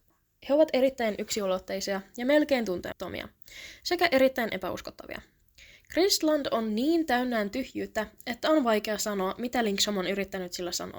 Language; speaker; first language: Finnish; native; Finnish